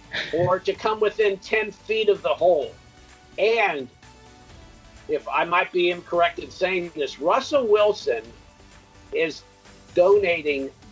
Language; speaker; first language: English; native; English